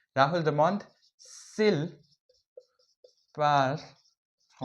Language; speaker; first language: French; non-native, fluent; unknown